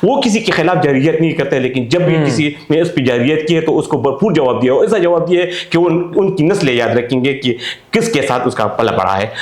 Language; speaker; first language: Urdu; non-native, local second language; Pashto